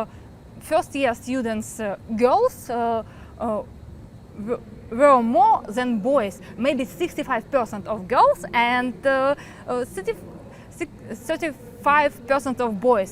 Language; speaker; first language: English; non-native, learner; Ukrainian